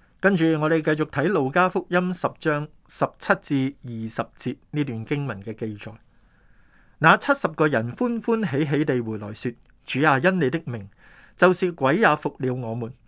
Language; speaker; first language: Chinese; non-native, local second language; Cantonese